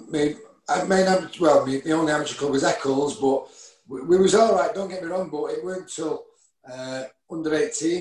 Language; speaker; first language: English; native; English